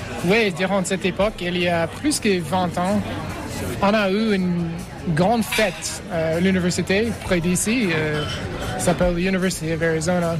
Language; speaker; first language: French; non-native, fluent; English